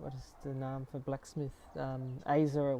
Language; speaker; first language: Dutch; early bilingual, heritage; English